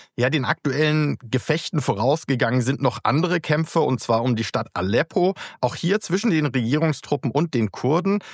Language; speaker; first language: German; native; German